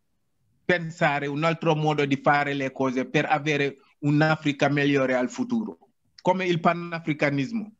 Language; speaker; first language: Italian; non-native, learner; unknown